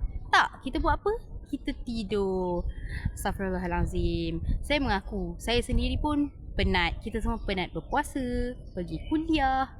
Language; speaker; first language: Malay; native; Malay